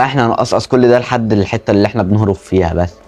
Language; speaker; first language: Arabic; native; Arabic